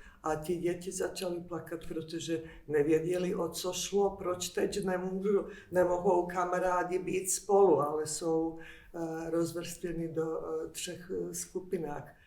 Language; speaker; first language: Czech; non-native, fluent; Bosnian